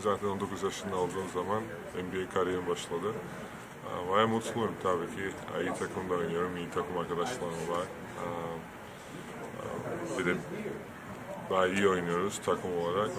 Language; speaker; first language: Turkish; non-native, fluent; Georgian